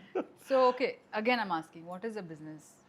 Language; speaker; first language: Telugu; non-native, local second language; Kannada